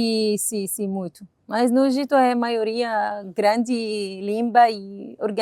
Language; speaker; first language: Portuguese; non-native, learner; Arabic